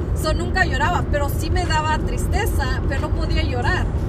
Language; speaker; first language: Spanish; early bilingual, heritage; Spanish